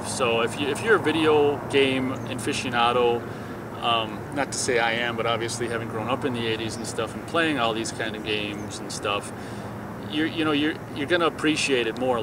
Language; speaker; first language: English; native; English